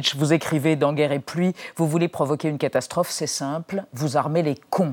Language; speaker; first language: French; native; French